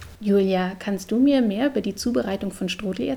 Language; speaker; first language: German; native; German